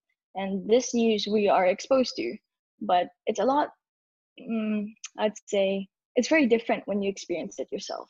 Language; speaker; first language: English; non-native, local second language; Filipino